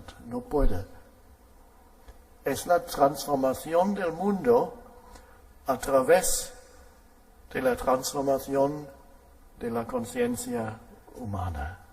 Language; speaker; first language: Spanish; non-native, fluent; German